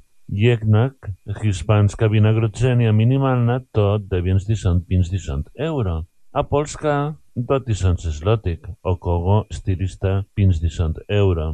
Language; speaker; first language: Polish; non-native, learner; Spanish